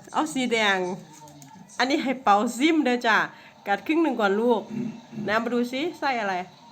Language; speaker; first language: Thai; native; Thai